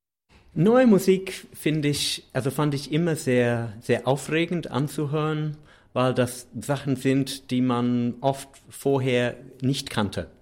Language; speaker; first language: German; non-native, fluent; English